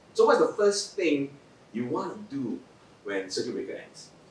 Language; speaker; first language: English; non-native, local second language; Chinese